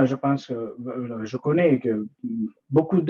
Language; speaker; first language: French; non-native, learner; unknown